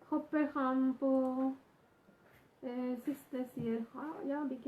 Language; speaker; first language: Norwegian; non-native, learner; Spanish